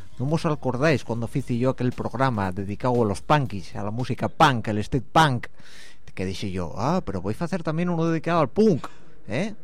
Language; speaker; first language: Spanish; native; Spanish